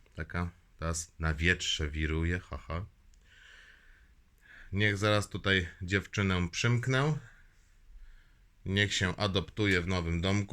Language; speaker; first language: Polish; native; Polish